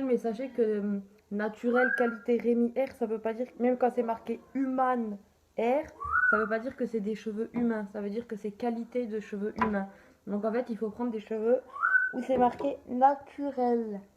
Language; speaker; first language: French; native; French